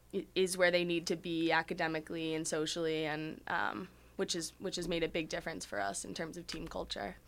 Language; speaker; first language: English; native; English